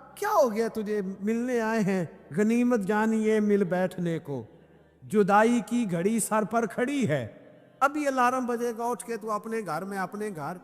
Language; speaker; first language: Urdu; non-native, local second language; Punjabi